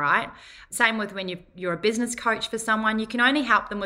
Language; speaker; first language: English; native; English